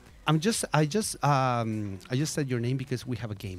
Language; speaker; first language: English; non-native, fluent; Spanish